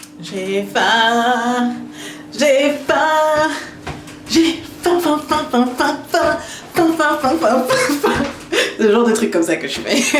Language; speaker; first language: French; early bilingual, other home language; German